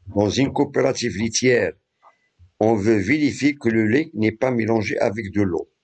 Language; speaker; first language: French; non-native, local second language; Arabic